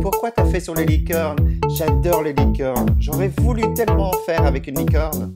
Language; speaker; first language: French; native; French